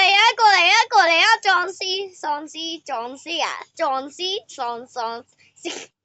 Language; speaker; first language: Chinese; native; Chinese